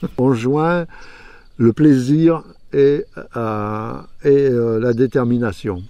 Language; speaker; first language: French; native; French